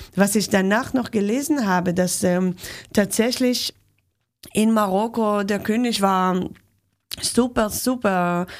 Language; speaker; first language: German; non-native, learner; Hebrew